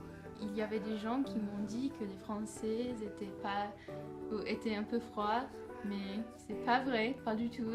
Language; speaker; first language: French; non-native, fluent; English